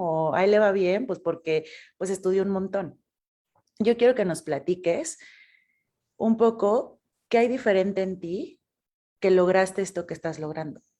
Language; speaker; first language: Spanish; native; Spanish